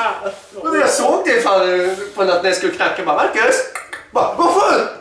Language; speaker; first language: Swedish; native; Swedish